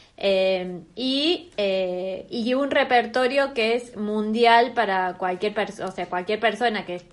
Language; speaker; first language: Spanish; native; Spanish